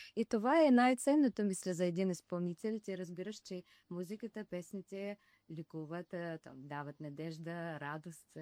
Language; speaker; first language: Bulgarian; early bilingual, heritage; Bulgarian